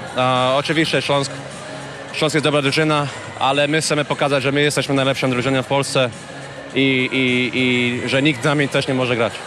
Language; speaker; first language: Polish; early bilingual, heritage; English